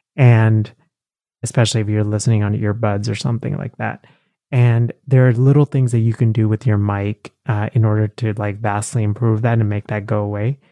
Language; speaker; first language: English; early bilingual, other home language; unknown